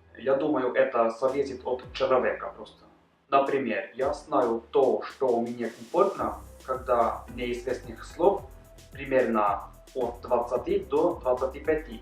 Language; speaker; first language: Russian; non-native, fluent; Norwegian